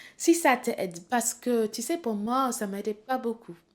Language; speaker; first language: French; non-native, fluent; English